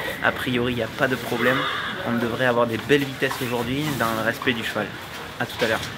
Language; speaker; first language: French; native; French